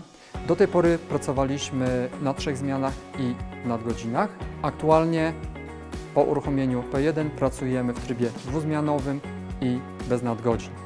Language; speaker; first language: Polish; native; Polish